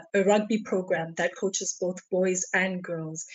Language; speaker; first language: English; non-native, local second language; Xhosa